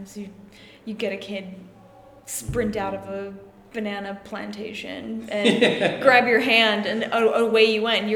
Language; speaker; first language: English; native; English